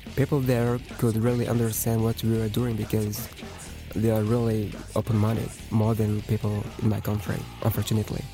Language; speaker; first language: English; non-native, fluent; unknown